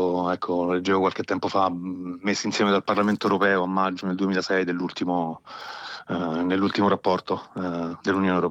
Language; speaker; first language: Italian; native; Italian